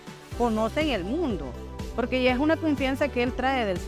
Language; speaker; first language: Spanish; native; Spanish